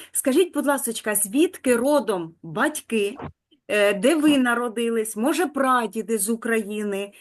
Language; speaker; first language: Ukrainian; native; Ukrainian